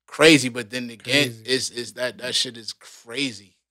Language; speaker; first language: English; native; English